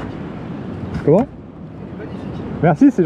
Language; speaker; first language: French; native; French